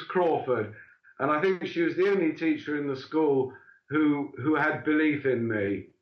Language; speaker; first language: English; native; English